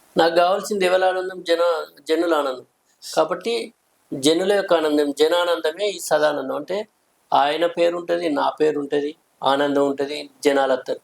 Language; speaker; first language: Telugu; native; Telugu